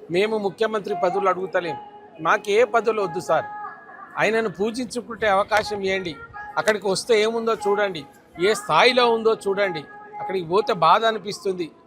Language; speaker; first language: Telugu; non-native, local second language; Lambadi